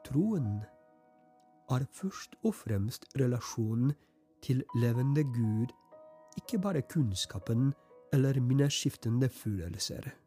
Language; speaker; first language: Norwegian; non-native, fluent; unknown